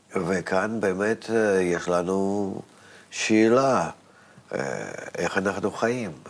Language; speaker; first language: Hebrew; non-native, fluent; Russian